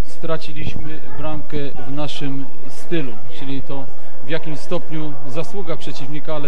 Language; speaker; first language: Polish; native; Polish